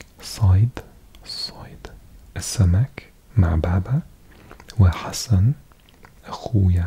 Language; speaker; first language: Arabic; non-native, learner; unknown